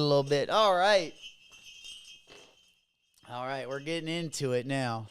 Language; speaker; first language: English; native; English